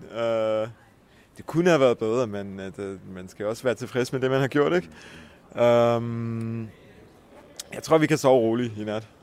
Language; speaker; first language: Danish; early bilingual, heritage; Danish